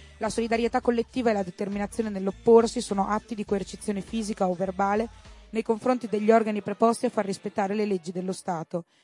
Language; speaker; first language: Italian; native; Italian